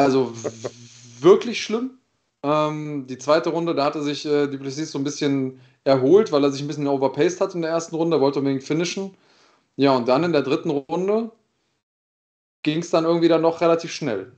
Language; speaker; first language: German; native; German